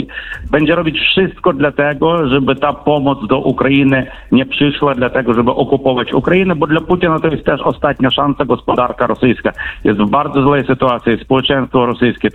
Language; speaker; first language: Polish; non-native, fluent; Ukrainian